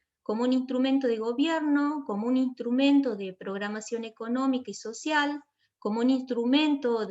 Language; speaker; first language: Spanish; native; Spanish